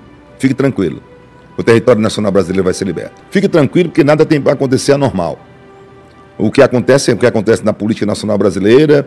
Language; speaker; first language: Portuguese; native; Portuguese